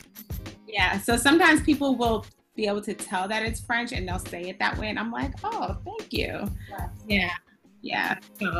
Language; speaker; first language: English; early bilingual, other home language; Spanish